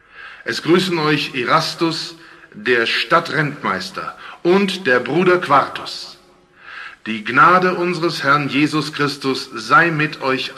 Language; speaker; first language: German; native; German